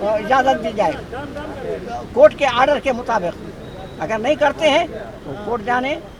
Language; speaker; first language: Hindi; non-native, local second language; Urdu